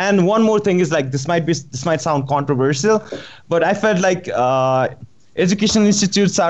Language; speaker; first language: English; non-native, local second language; Nepali